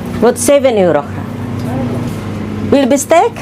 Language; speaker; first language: Dutch; non-native, learner; Indonesian